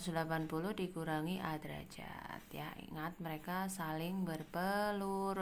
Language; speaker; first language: Indonesian; native; Indonesian